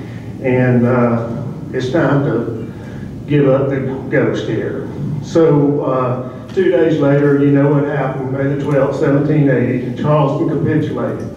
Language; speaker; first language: English; native; English